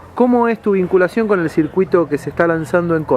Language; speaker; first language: Spanish; native; Spanish